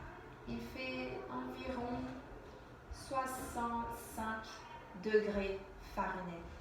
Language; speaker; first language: French; non-native, fluent; English